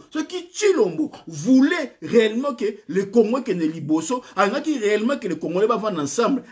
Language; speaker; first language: French; non-native, local second language; Lingala